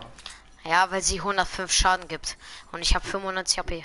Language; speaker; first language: German; native; German